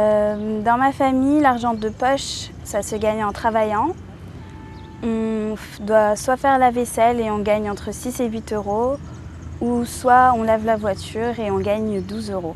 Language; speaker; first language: French; early bilingual, other home language; English